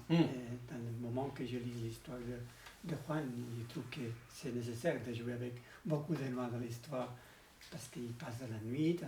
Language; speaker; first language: French; non-native, learner; Spanish